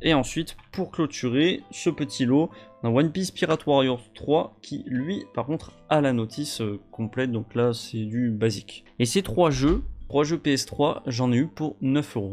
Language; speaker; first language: French; native; French